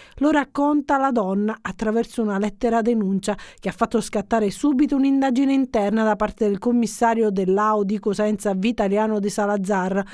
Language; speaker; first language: Italian; native; Italian